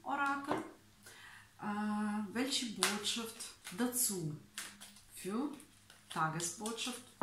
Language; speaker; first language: German; non-native, fluent; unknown